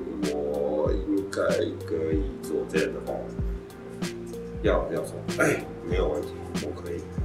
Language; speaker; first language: Chinese; non-native, learner; Japanese